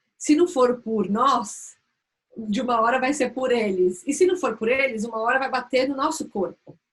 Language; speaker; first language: Portuguese; native; Portuguese